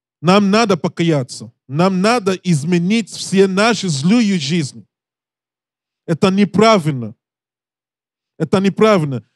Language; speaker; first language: Russian; non-native, learner; English